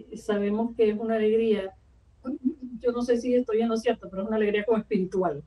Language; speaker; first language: Spanish; native; Spanish